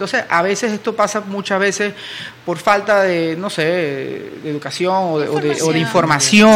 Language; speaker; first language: Spanish; native; Spanish